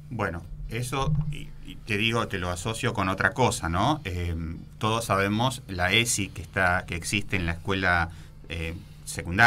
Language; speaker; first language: Spanish; native; Spanish